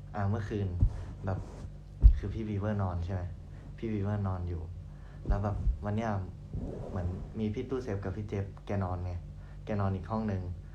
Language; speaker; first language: Thai; native; Thai